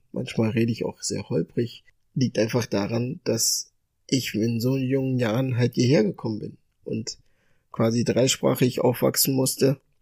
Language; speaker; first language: German; early bilingual, other home language; Ga